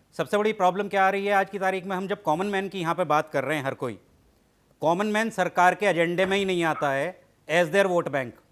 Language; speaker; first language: Hindi; native; Hindi